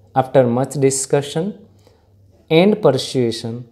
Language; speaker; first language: English; non-native, local second language; Gujarati